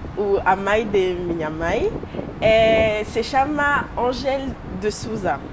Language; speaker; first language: Portuguese; non-native, learner; French